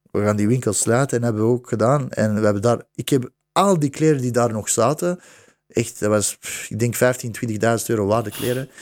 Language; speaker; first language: Dutch; early bilingual, other home language; Bosnian